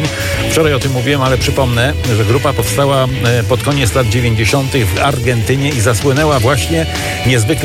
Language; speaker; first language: Polish; native; Polish